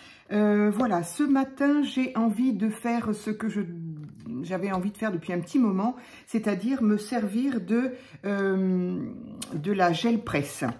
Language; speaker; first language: French; native; French